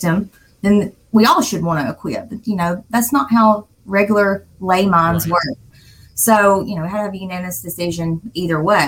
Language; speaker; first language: English; native; English